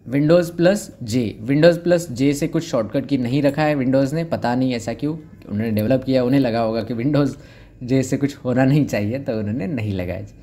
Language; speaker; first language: Hindi; non-native, local second language; Marathi